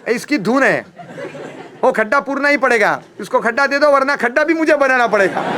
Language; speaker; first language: Hindi; non-native, local second language; Gujarati